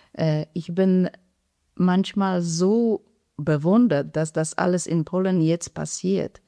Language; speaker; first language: German; non-native, fluent; Polish